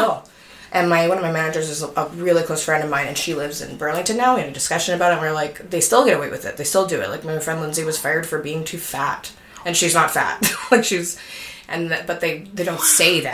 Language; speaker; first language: English; native; English